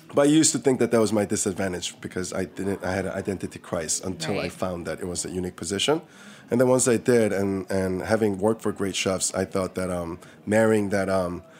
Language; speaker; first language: English; early bilingual, other home language; Korean